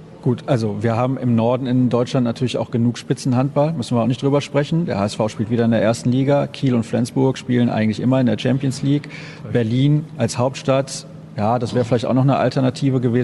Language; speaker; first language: German; native; German